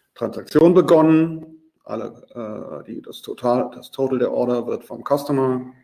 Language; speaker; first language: German; native; German